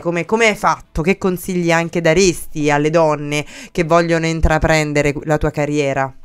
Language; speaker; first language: Italian; native; Italian